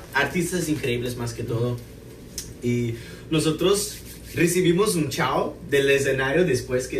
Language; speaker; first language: Spanish; non-native, fluent; Portuguese